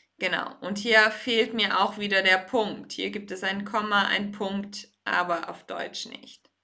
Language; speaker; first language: German; native; German